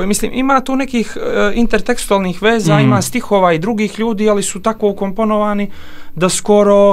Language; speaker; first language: Serbian; native; Serbian